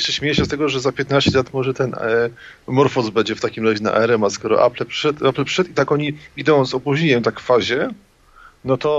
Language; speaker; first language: Polish; native; Polish